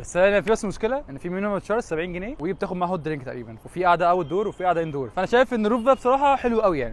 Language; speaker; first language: Arabic; native; Arabic